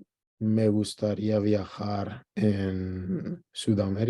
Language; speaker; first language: Spanish; non-native, learner; Greek